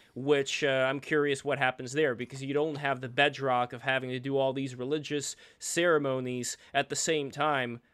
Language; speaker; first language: English; early bilingual, other home language; Russian